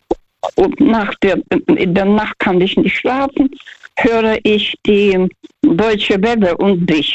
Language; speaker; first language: German; non-native, fluent; Russian